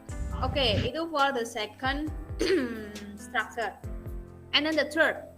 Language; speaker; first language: English; non-native, learner; Indonesian